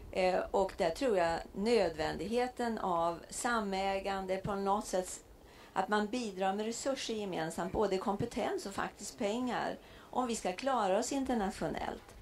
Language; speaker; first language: Swedish; native; Swedish